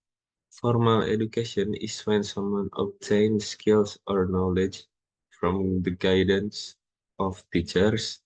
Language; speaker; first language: English; non-native, learner; Indonesian